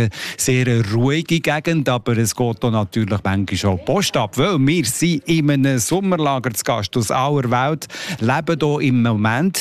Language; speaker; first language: German; native; German